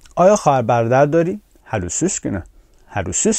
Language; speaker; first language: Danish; non-native, fluent; Persian